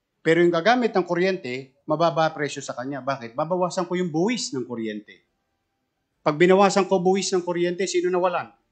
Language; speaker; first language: Filipino; native; Filipino